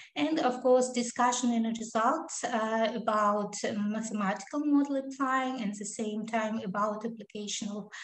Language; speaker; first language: English; non-native, learner; Kazakh